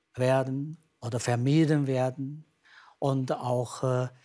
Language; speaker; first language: German; non-native, fluent; Chinese